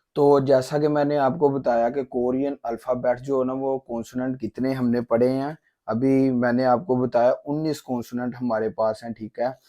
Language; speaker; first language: Urdu; non-native, local second language; Punjabi